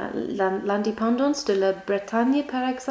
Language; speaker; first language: French; non-native, learner; English